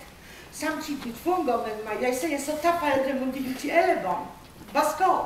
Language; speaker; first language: Danish; non-native, fluent; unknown